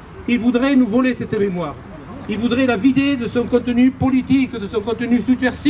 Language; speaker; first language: French; native; French